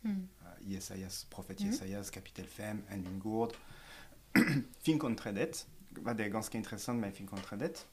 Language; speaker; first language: Swedish; non-native, fluent; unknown